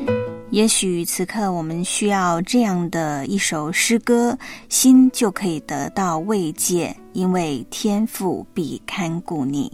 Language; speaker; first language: Chinese; native; Chinese